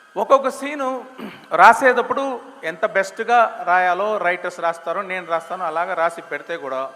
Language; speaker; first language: Telugu; non-native, learner; Tamil